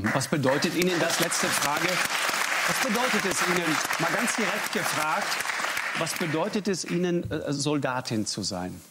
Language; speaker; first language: German; native; German